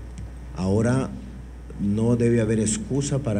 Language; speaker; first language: Spanish; native; Spanish